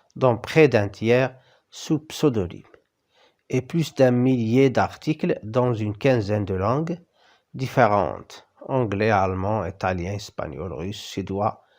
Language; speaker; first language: French; non-native, local second language; Arabic